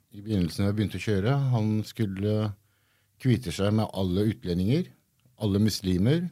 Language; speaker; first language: Norwegian; early bilingual, other home language; Kurdish